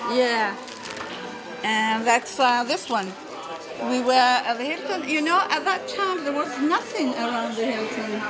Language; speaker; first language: English; non-native, fluent; Italian